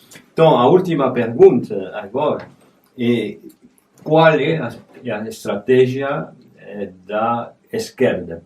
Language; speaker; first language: Portuguese; non-native, fluent; French